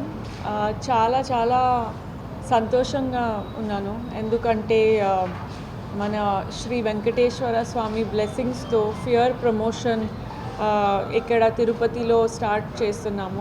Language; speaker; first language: Telugu; non-native, fluent; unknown